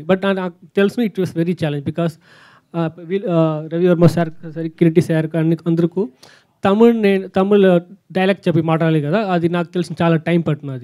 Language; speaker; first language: Telugu; non-native, learner; Tamil